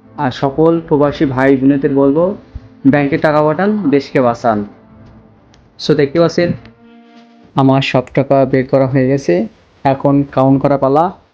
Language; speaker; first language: Bangla; native; Bangla